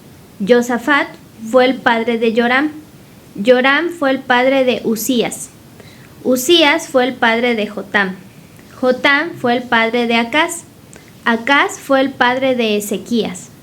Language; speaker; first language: Spanish; native; Spanish